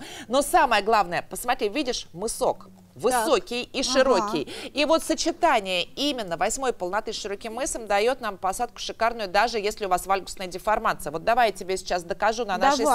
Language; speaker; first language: Russian; native; Russian